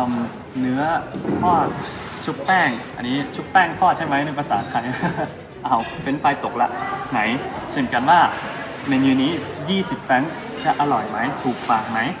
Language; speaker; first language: Thai; early bilingual, heritage; Thai